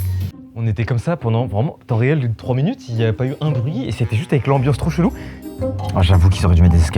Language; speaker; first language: French; native; French